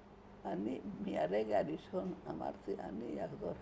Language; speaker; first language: Hebrew; non-native, fluent; Hungarian